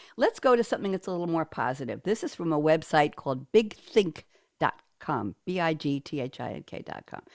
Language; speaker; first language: English; native; English